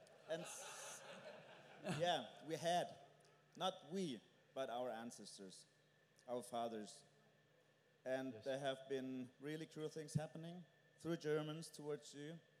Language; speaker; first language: English; non-native, fluent; German